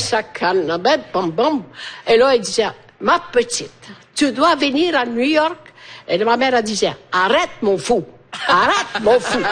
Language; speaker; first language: French; non-native, fluent; Italian